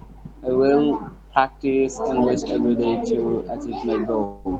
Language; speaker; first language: English; non-native, learner; Bangla